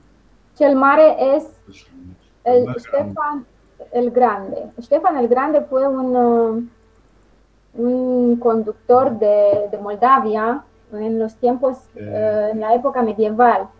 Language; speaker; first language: Spanish; non-native, fluent; Romanian